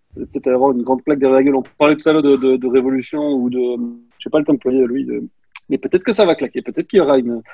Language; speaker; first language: French; native; French